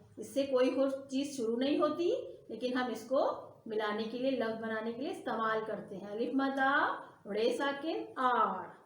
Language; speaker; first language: Hindi; non-native, local second language; Punjabi